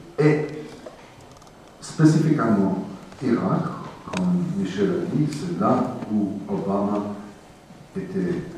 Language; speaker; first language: French; non-native, fluent; English